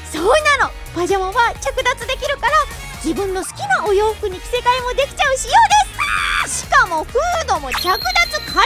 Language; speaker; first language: Japanese; native; Japanese